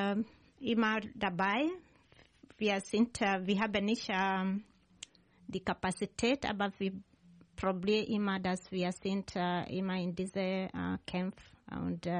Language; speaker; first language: German; non-native, learner; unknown